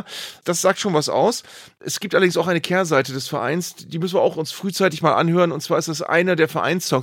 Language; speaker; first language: German; native; German